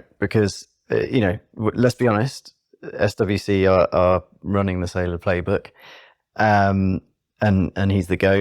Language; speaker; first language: English; native; English